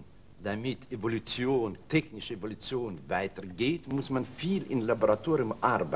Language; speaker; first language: German; non-native, learner; Russian